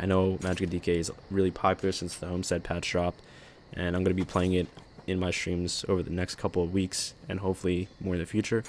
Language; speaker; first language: English; native; English